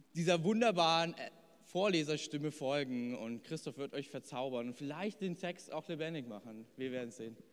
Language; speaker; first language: German; native; German